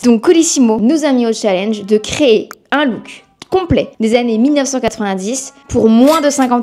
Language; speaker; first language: French; native; French